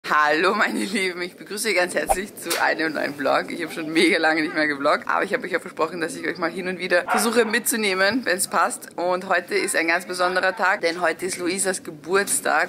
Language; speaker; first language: German; native; German